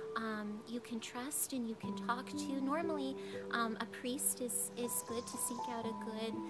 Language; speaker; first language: English; native; English